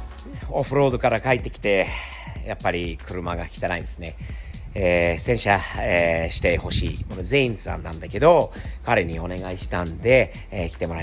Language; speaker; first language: Japanese; native; Japanese